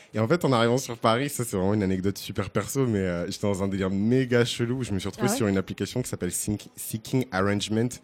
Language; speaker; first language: French; native; French